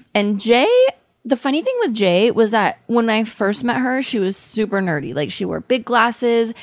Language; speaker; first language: English; native; English